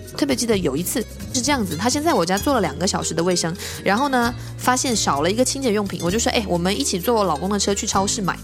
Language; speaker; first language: Chinese; native; Chinese